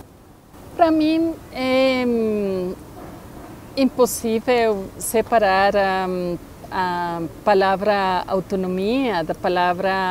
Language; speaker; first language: Portuguese; non-native, fluent; Spanish